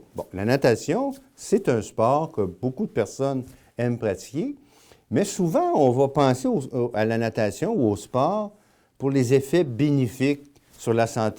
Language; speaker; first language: French; native; French